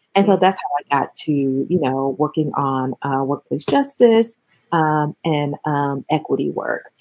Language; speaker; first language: English; native; English